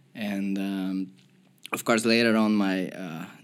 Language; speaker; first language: English; non-native, fluent; Portuguese